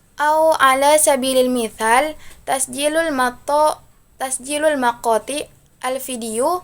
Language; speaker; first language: Arabic; non-native, learner; Indonesian